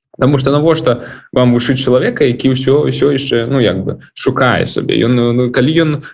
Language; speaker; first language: Belarusian; non-native, local second language; Russian